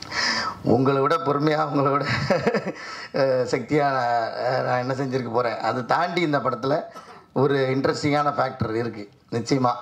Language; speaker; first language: Tamil; native; Tamil